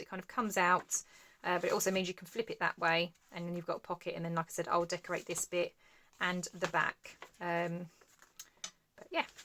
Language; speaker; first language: English; native; English